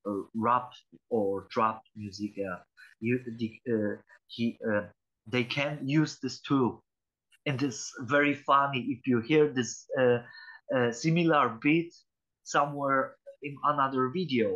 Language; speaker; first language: English; non-native, learner; Polish